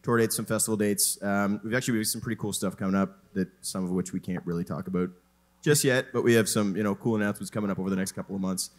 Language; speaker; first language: English; native; English